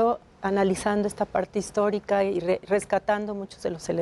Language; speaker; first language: Spanish; native; Spanish